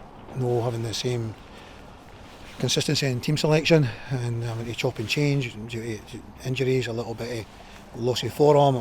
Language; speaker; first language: English; native; English